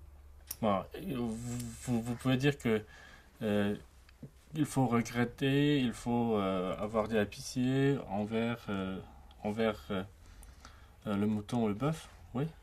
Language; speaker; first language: French; non-native, fluent; Uzbek